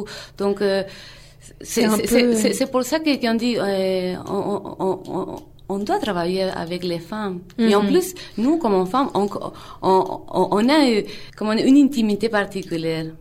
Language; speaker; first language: French; non-native, fluent; Spanish